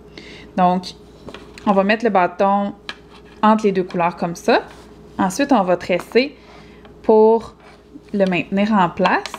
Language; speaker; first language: French; native; French